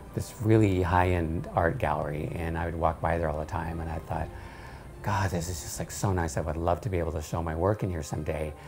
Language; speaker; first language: English; native; English